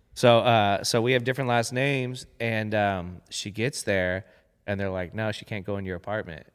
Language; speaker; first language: English; native; English